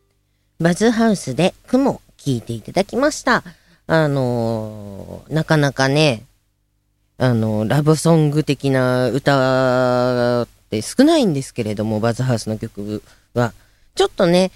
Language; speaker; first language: Japanese; native; Japanese